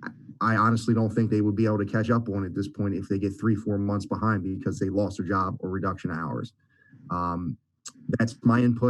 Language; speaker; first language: English; native; English